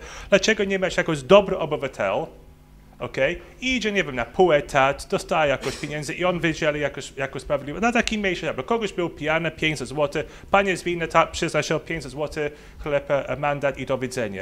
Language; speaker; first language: Polish; early bilingual, heritage; English